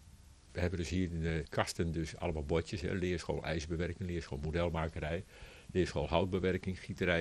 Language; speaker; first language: Dutch; native; Dutch